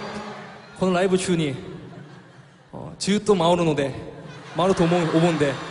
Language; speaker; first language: Japanese; non-native, fluent; Korean